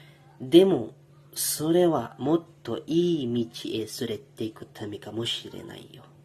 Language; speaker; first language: Japanese; non-native, learner; Indonesian